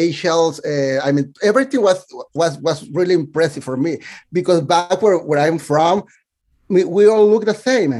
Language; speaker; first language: English; non-native, fluent; Spanish